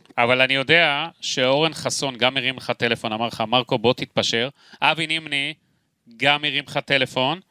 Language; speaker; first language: Hebrew; native; Hebrew